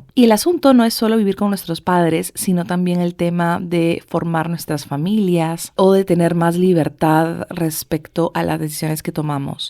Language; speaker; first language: Spanish; native; Spanish